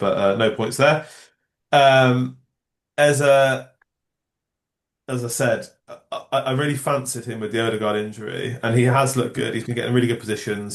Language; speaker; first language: English; native; English